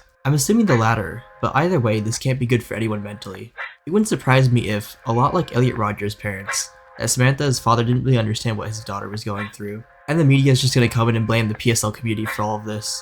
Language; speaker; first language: English; native; English